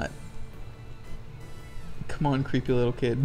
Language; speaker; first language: English; native; English